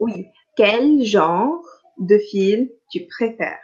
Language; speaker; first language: French; non-native, local second language; Arabic